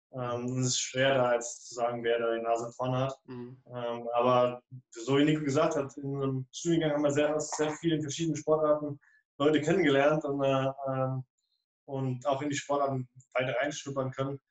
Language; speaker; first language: German; native; German